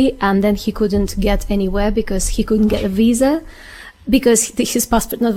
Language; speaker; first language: English; non-native, fluent; Ukrainian